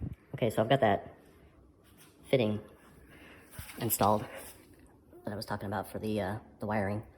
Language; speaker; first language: English; native; English